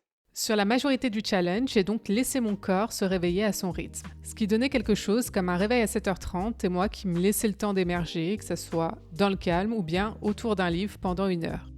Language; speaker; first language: French; native; French